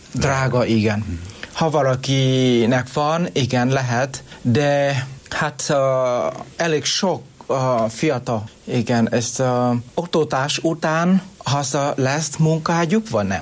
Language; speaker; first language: Hungarian; non-native, learner; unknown